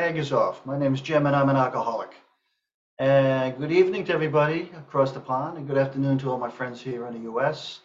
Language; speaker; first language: English; native; English